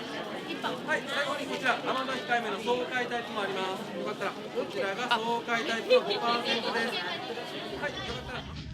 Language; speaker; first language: Japanese; native; Japanese